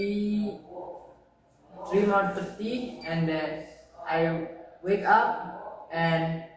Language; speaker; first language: English; non-native, learner; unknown